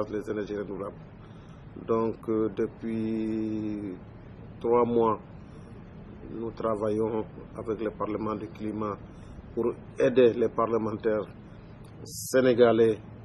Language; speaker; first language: French; non-native, local second language; Wolof